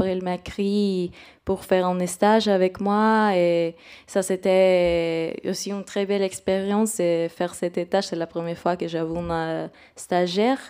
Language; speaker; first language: French; non-native, fluent; Spanish